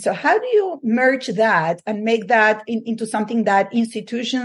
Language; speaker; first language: English; non-native, fluent; Spanish